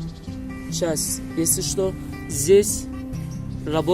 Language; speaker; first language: Russian; non-native, learner; Turkish